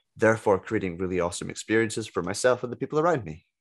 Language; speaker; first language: English; native; English